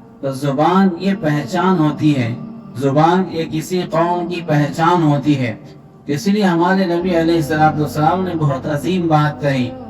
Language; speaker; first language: Urdu; native; Urdu